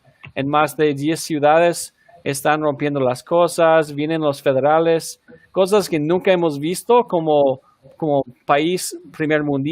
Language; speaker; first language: Spanish; early bilingual, heritage; Spanish